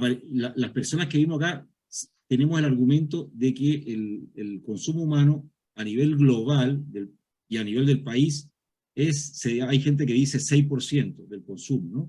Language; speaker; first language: Spanish; native; Spanish